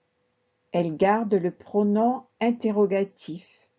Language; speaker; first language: French; non-native, fluent; Spanish